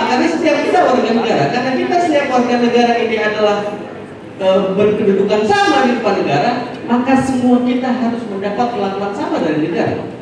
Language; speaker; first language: Indonesian; non-native, local second language; Madurese